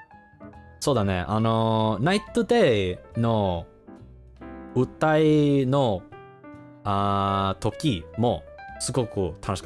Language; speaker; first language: Japanese; non-native, learner; English